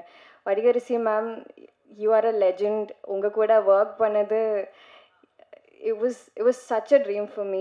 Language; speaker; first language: Tamil; non-native, learner; Malayalam